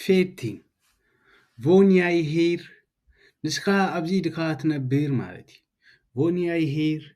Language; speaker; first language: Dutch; non-native, fluent; Tigrinya